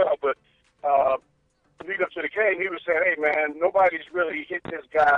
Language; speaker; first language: English; native; English